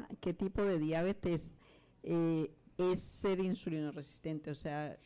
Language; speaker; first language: Spanish; native; Spanish